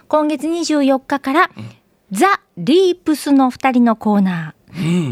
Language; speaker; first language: Japanese; native; Japanese